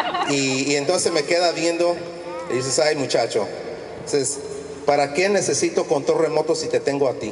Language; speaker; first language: Spanish; early bilingual, heritage; Spanish